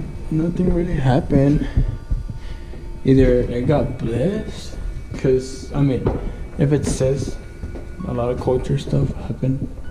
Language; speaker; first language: English; early bilingual, other home language; Spanish